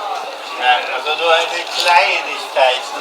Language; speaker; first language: German; non-native, fluent; Tibetan